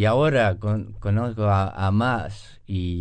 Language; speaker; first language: Spanish; non-native, learner; English